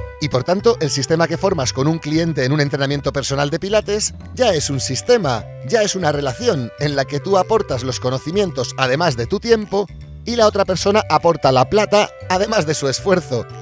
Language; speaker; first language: Spanish; native; Spanish